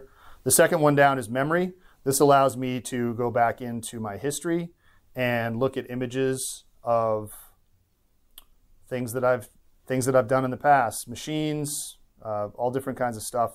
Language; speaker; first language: English; native; English